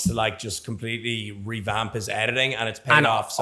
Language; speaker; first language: English; native; English